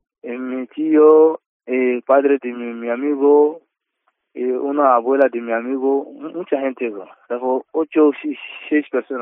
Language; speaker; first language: Spanish; non-native, learner; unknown